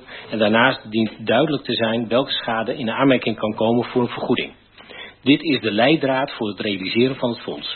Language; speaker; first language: Dutch; native; Dutch